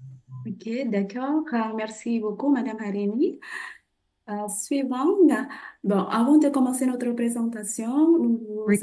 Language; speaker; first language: French; non-native, fluent; Indonesian